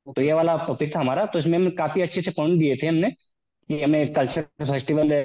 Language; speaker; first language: Hindi; native; Hindi